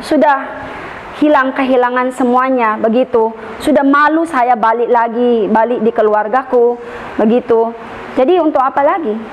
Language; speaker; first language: Indonesian; non-native, fluent; Filipino